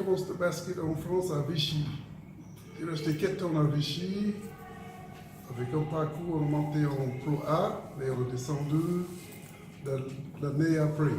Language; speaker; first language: French; non-native, learner; English